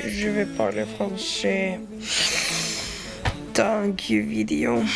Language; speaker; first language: French; non-native, learner; Icelandic